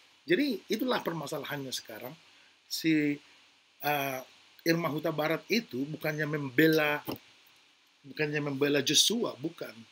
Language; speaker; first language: Indonesian; native; Indonesian